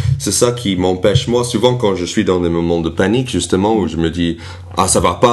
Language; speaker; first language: French; non-native, fluent; English